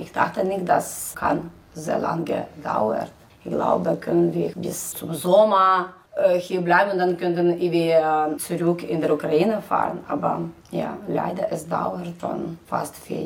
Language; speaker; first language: German; non-native, learner; Ukrainian